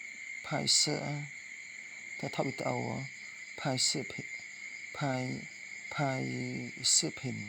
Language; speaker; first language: Chinese; non-native, learner; Khmer